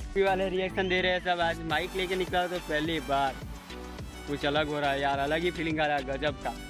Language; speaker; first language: Hindi; non-native, local second language; Gujarati